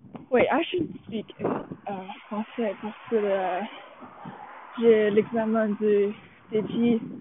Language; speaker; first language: French; non-native, learner; Chinese